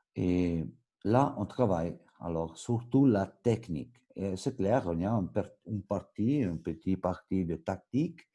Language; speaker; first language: French; non-native, local second language; Italian